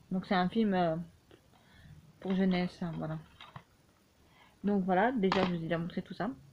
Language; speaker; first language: French; native; French